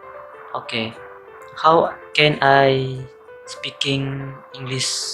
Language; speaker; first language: English; non-native, local second language; Malay